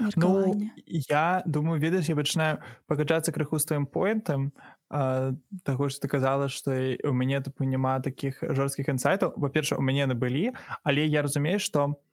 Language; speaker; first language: Belarusian; non-native, local second language; Russian